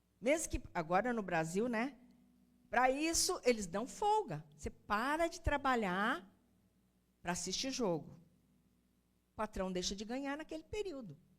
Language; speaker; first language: Portuguese; native; Portuguese